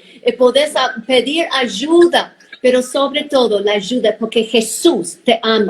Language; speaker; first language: Spanish; non-native, fluent; English